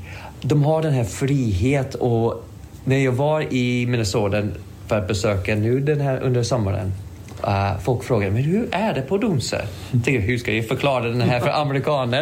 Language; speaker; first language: Swedish; non-native, fluent; English